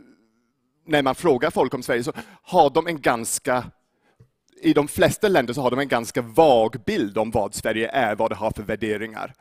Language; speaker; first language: Swedish; non-native, fluent; English